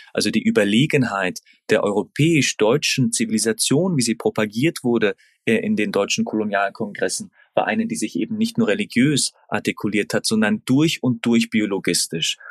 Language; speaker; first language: German; early bilingual, other home language; Turkish